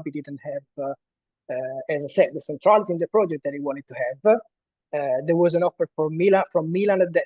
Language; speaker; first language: English; non-native, fluent; Italian